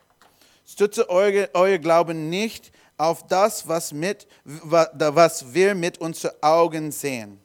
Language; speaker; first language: German; non-native, learner; English